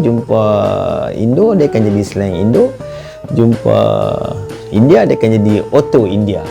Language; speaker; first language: Malay; native; Malay